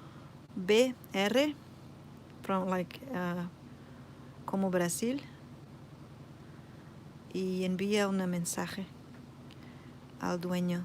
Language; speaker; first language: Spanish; non-native, learner; Portuguese